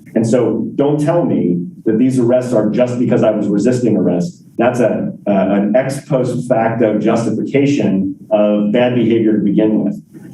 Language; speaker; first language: English; native; English